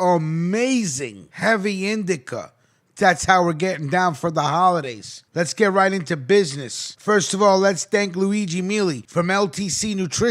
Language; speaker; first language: English; native; English